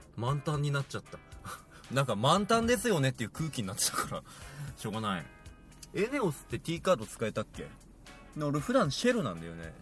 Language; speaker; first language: Japanese; native; Japanese